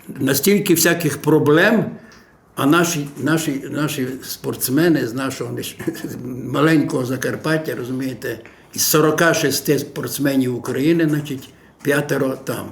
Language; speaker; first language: Ukrainian; native; Ukrainian